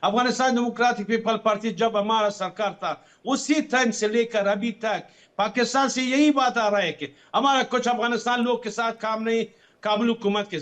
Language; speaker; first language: Hindi; non-native, fluent; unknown